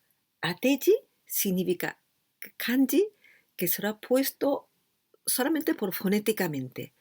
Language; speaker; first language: Spanish; non-native, fluent; Japanese